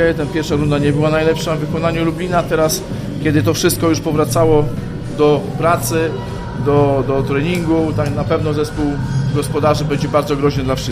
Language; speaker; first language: Polish; native; Polish